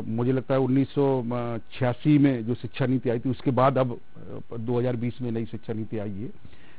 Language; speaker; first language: Hindi; native; Hindi